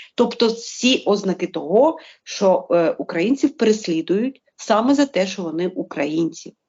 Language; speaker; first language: Ukrainian; native; Ukrainian